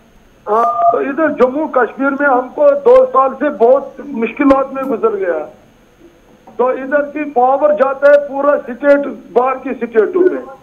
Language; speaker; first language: Hindi; non-native, local second language; Kashmiri